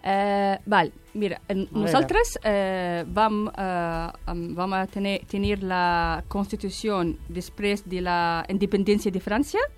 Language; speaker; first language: Catalan; non-native, fluent; Arabic